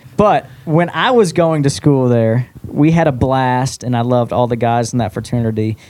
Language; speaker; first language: English; native; English